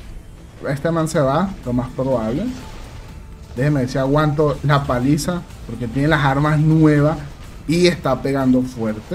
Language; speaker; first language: Spanish; native; Spanish